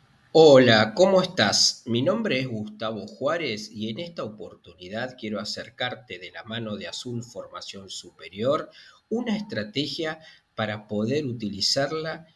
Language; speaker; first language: Spanish; native; Spanish